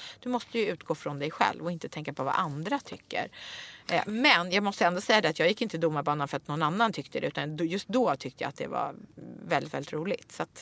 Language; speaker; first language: Swedish; native; Swedish